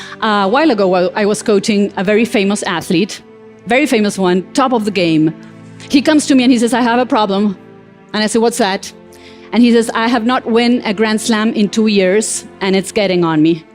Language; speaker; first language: English; non-native, fluent; Spanish